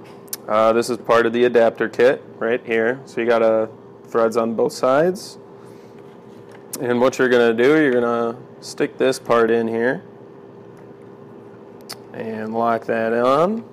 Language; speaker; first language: English; native; English